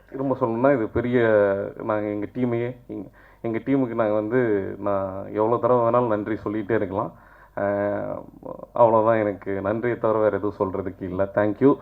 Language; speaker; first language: Tamil; native; Tamil